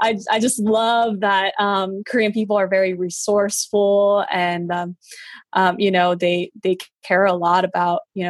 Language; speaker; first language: English; early bilingual, other home language; Korean